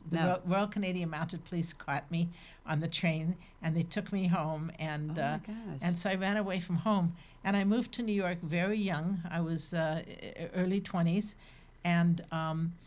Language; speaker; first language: English; native; English